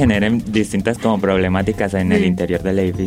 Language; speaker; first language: Spanish; native; Spanish